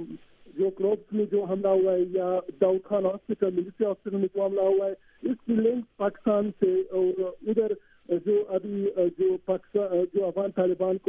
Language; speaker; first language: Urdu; non-native, learner; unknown